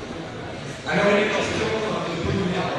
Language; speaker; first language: French; native; French